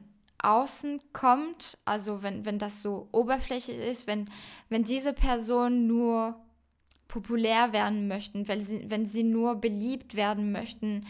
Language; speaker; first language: German; non-native, fluent; French